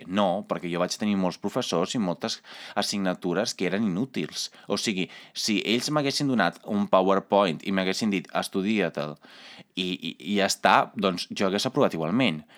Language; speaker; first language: Catalan; non-native, fluent; Italian